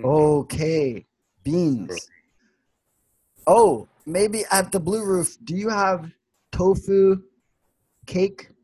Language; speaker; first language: English; non-native, fluent; Swedish